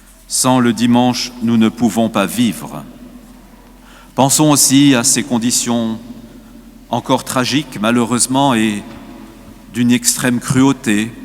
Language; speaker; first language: French; native; French